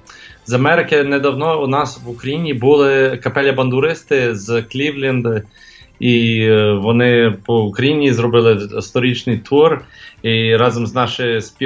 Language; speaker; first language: Ukrainian; early bilingual, heritage; English